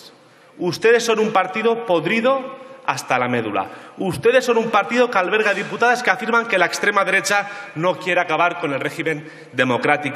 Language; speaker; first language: Spanish; non-native, local second language; Catalan